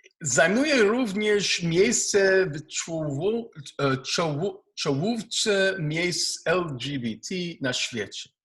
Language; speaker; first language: Polish; non-native, learner; Hebrew